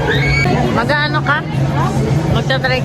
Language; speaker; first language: Filipino; native; Filipino